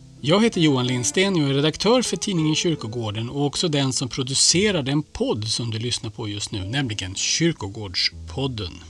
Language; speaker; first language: Swedish; native; Swedish